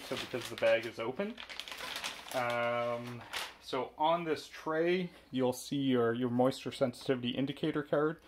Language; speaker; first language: English; native; English